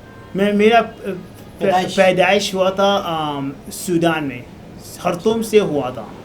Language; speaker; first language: Hindi; non-native, learner; Arabic